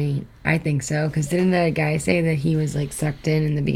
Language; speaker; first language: English; early bilingual, other home language; Spanish